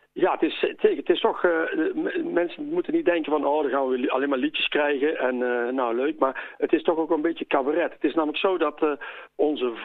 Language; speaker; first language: Dutch; native; Dutch